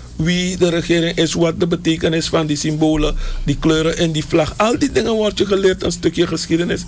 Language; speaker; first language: Dutch; native; Dutch